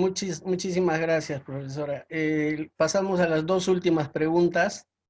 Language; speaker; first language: Spanish; native; Spanish